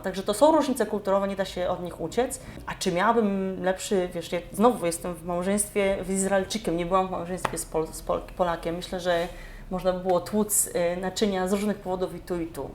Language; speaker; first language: Polish; native; Polish